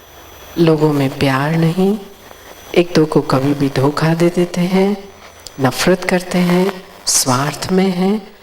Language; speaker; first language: Hindi; native; Hindi